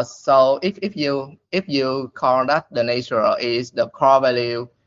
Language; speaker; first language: English; non-native, learner; Vietnamese